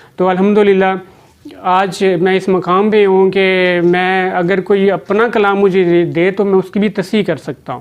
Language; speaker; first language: Urdu; non-native, local second language; Pahari-Potwari